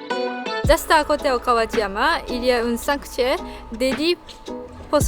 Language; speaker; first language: French; non-native, learner; Japanese